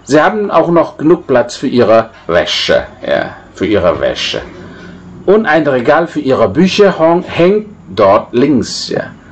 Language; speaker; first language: German; non-native, fluent; Indonesian